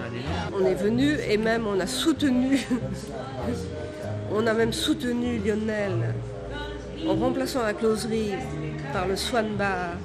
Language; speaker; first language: French; native; French